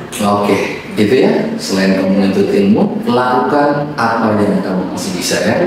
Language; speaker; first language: Indonesian; native; Indonesian